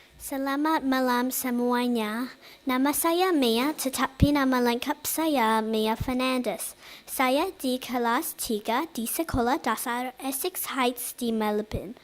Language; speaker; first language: Indonesian; non-native, learner; English